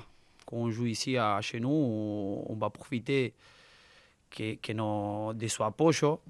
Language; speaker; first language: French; non-native, learner; Spanish